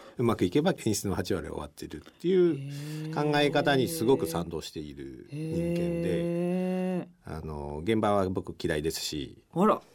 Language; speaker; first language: Japanese; early bilingual, other home language; Portuguese